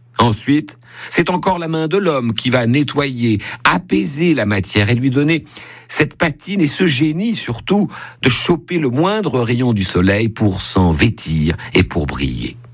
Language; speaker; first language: French; native; French